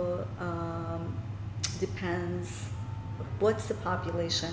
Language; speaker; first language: English; non-native, fluent; Persian